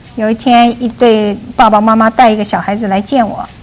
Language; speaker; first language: Chinese; native; Chinese